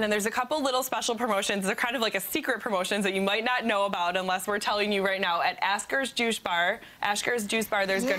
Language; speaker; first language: English; native; English